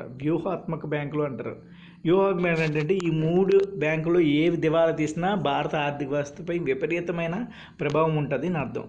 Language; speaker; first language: Telugu; native; Telugu